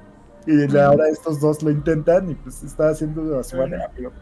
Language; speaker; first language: Spanish; native; Spanish